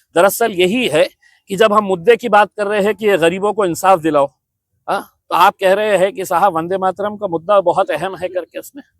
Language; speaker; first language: Hindi; non-native, local second language; Marathi